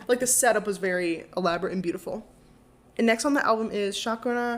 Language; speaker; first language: English; native; English